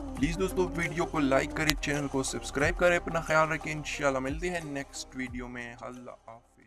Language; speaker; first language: Urdu; non-native, local second language; Pashto